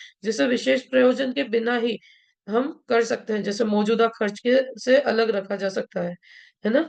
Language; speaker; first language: Hindi; native; Hindi